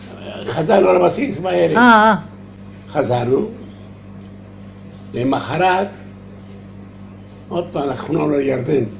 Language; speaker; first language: Hebrew; non-native, learner; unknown